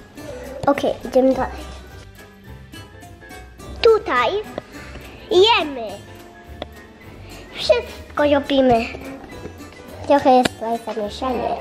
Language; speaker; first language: Polish; early bilingual, heritage; Polish